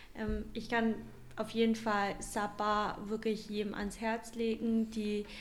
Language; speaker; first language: German; non-native, fluent; Vietnamese